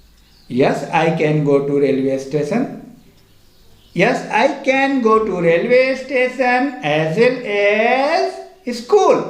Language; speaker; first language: English; non-native, local second language; Hindi